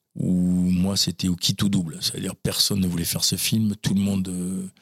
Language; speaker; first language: French; native; French